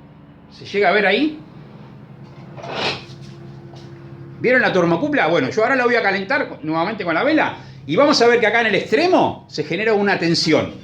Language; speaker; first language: Spanish; native; Spanish